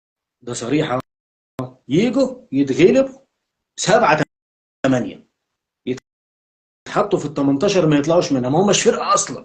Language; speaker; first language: Arabic; native; Arabic